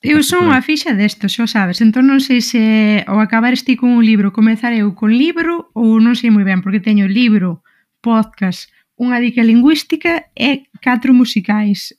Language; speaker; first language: Galician; non-native, local second language; Spanish